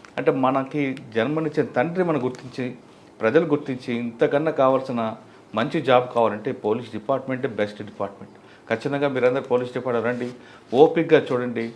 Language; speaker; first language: Telugu; native; Telugu